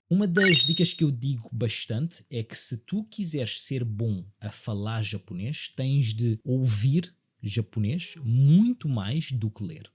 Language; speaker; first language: Portuguese; native; Portuguese